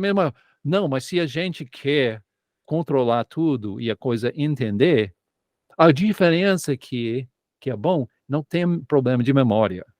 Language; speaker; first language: Portuguese; non-native, fluent; English